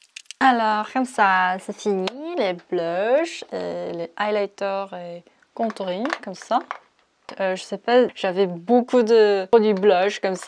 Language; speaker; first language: French; non-native, fluent; Korean